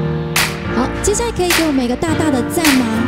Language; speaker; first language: Chinese; native; Chinese